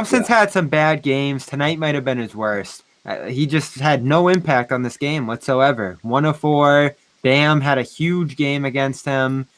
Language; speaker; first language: English; native; English